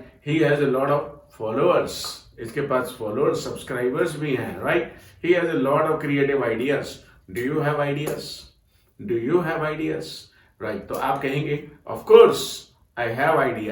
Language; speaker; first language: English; non-native, fluent; Hindi